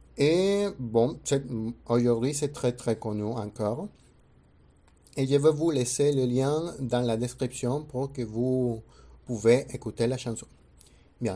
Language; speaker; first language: French; non-native, fluent; Spanish